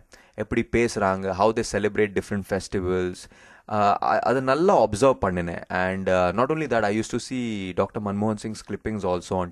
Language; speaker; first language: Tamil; early bilingual, heritage; Tamil